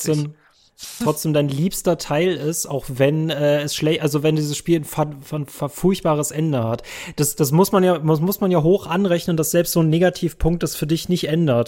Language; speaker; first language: German; native; German